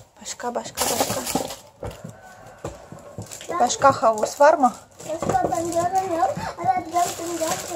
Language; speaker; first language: Turkish; non-native, learner; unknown